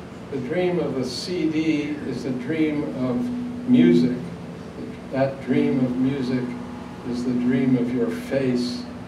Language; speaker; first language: English; native; English